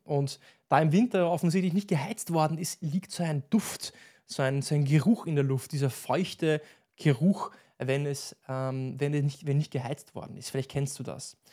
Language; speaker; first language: German; native; German